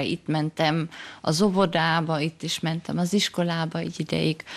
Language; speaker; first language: Hungarian; early bilingual, heritage; German